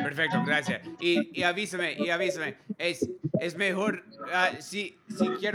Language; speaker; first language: Spanish; non-native, learner; English